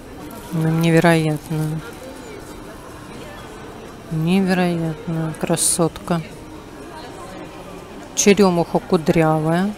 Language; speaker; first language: Russian; native; Russian